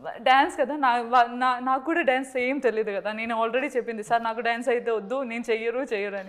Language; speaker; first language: Telugu; non-native, learner; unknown